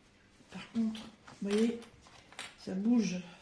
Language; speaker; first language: French; native; French